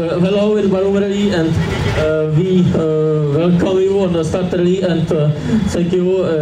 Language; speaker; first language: English; non-native, learner; Czech